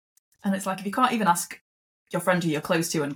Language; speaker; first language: English; native; English